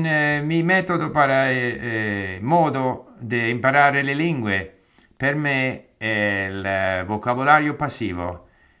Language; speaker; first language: Italian; non-native, fluent; English